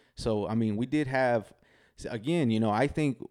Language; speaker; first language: English; native; English